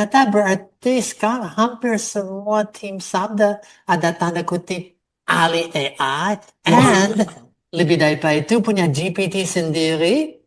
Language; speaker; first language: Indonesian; non-native, fluent; English